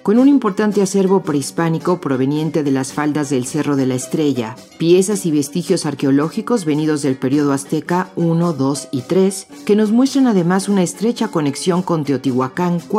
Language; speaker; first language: Spanish; native; Spanish